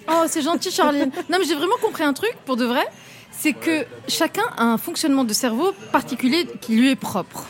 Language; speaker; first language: French; non-native, local second language; Arabic